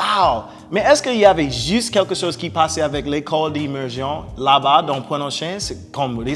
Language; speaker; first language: French; non-native, learner; English